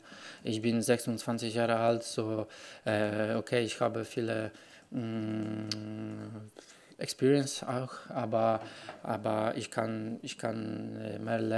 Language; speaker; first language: German; non-native, learner; Polish